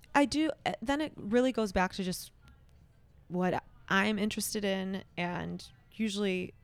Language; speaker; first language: English; native; English